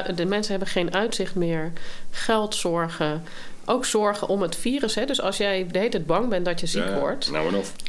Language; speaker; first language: Dutch; native; Dutch